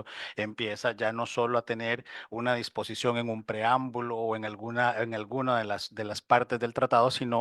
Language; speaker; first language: Spanish; native; Spanish